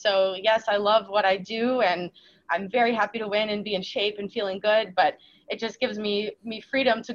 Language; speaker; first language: English; native; English